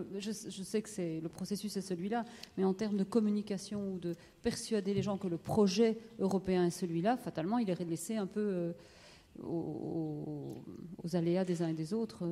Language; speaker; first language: French; native; French